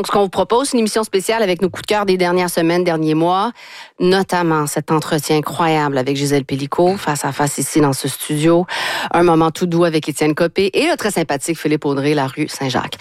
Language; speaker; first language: French; native; French